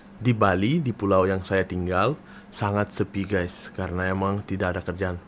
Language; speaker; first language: Indonesian; non-native, fluent; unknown